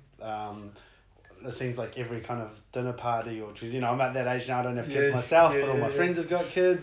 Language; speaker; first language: English; native; English